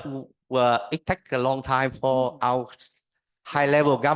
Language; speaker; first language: English; non-native, learner; Vietnamese